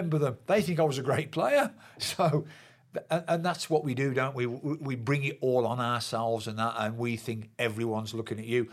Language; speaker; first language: English; native; English